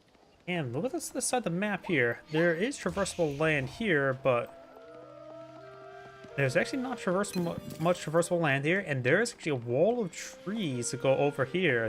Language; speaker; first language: English; native; English